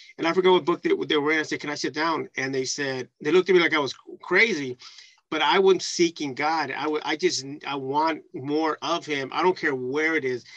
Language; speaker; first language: English; early bilingual, other home language; Spanish